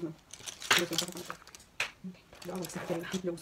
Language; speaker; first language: Spanish; native; Spanish